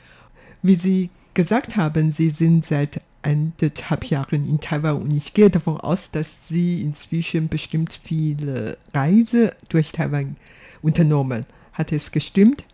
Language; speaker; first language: German; non-native, fluent; Chinese